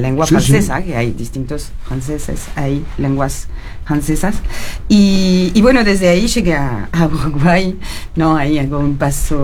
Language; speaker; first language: Spanish; non-native, fluent; French